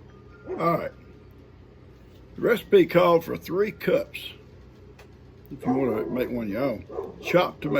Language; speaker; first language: English; native; English